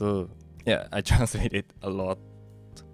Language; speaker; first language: English; non-native, fluent; Japanese